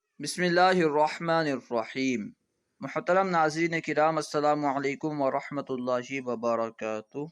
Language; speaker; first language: Urdu; native; Urdu